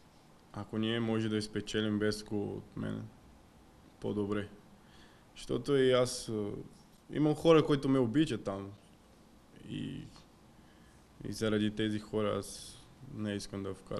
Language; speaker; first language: Bulgarian; non-native, learner; Portuguese